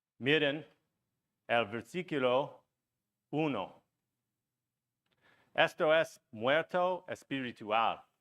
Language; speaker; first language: Spanish; non-native, learner; English